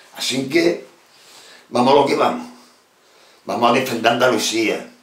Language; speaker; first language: Spanish; native; Spanish